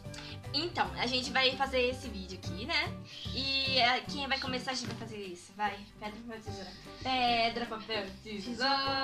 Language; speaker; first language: Portuguese; early bilingual, heritage; Portuguese